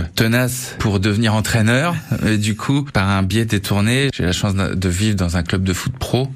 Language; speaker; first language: French; native; French